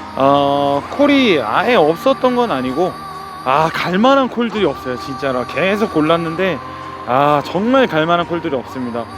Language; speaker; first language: Korean; native; Korean